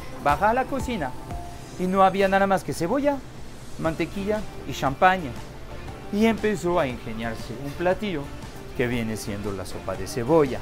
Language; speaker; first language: Spanish; non-native, fluent; French